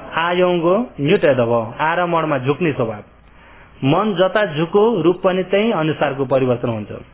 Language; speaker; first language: Nepali; early bilingual, heritage; Nepali